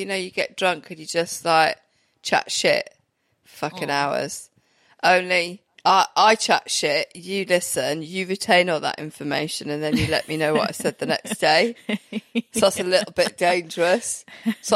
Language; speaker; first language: English; native; English